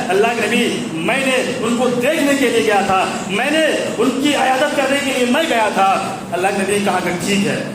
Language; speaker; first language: Urdu; native; Urdu